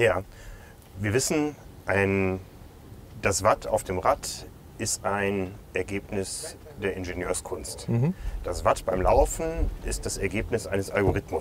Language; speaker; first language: German; native; German